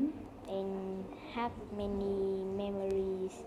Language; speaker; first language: English; non-native, learner; Vietnamese